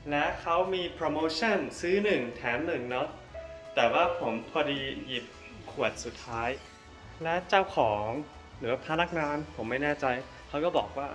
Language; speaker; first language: Thai; early bilingual, other home language; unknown